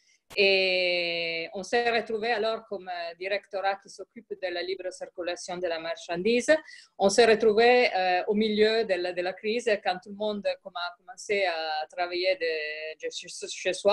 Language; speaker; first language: French; non-native, fluent; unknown